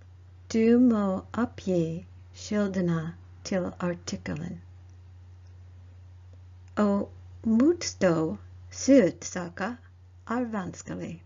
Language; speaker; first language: Norwegian; non-native, learner; English